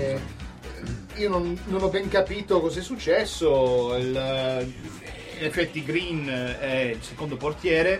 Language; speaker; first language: Italian; non-native, fluent; English